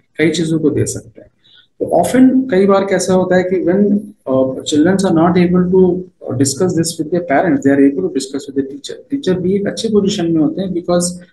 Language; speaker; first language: Hindi; native; Hindi